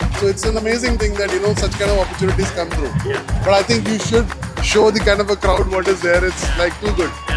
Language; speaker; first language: English; non-native, local second language; Malayalam